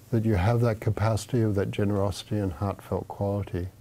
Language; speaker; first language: English; native; English